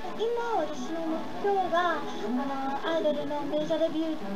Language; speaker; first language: Japanese; non-native, learner; English